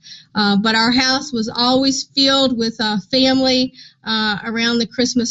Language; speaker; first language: English; native; English